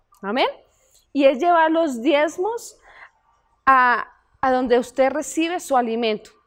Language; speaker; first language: Spanish; native; Spanish